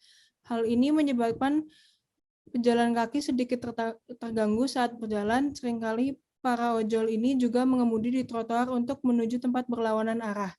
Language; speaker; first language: Indonesian; native; Indonesian